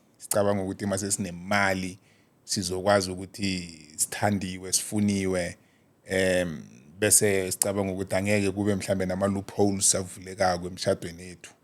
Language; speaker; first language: Zulu; non-native, local second language; South Ndebele